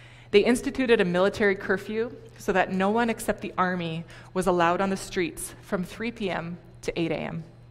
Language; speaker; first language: English; native; English